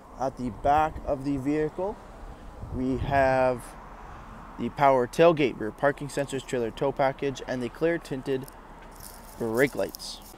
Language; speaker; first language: English; native; English